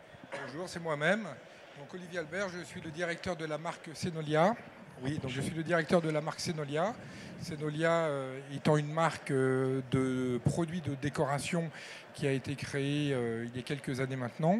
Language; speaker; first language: French; native; French